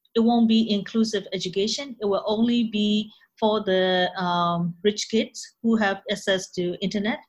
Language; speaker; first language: English; non-native, fluent; Burmese